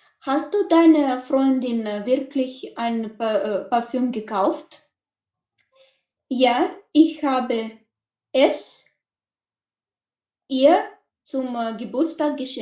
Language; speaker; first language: German; non-native, learner; Macedonian